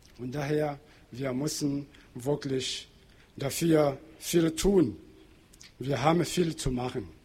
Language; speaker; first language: German; non-native, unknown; Portuguese